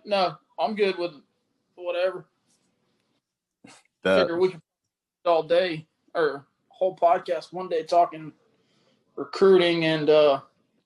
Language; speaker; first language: English; native; English